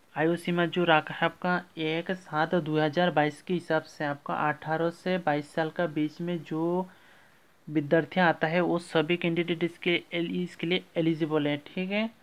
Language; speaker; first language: Hindi; non-native, local second language; Bangla